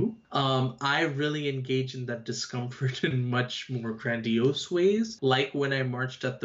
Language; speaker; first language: English; native; English